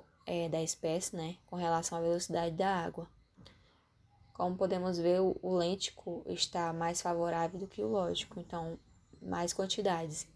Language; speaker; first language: Portuguese; native; Portuguese